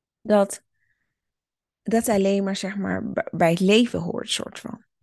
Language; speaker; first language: Dutch; early bilingual, other home language; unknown